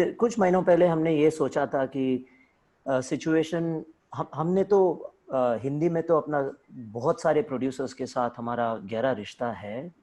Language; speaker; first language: Hindi; non-native, local second language; Tamil